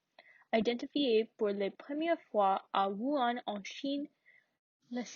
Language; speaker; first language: French; non-native, learner; English